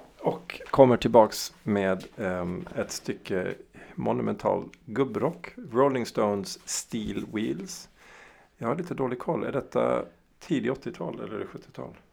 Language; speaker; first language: Swedish; early bilingual, heritage; Swedish